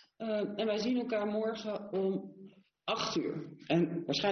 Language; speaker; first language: Dutch; native; Dutch